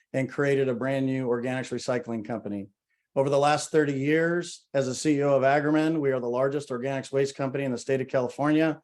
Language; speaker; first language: English; native; English